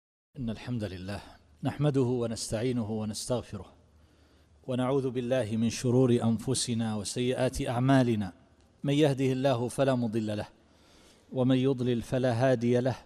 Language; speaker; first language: Arabic; native; Arabic